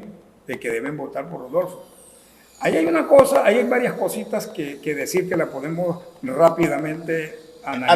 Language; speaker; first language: Spanish; native; Spanish